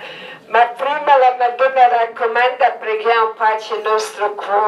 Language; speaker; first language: Italian; non-native, learner; Croatian